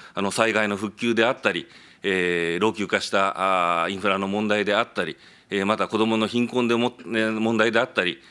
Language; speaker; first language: Japanese; native; Japanese